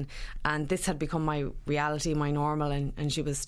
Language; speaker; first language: English; native; English